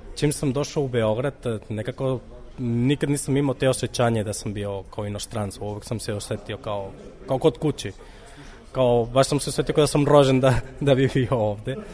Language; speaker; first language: Serbian; non-native, fluent; Catalan